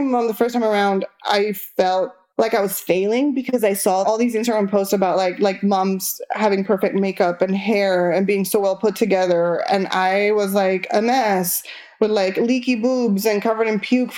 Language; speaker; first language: English; non-native, fluent; Spanish